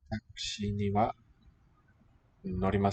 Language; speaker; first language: Japanese; non-native, learner; English